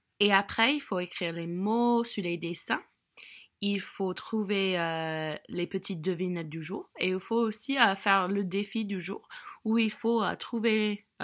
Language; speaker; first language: French; non-native, fluent; English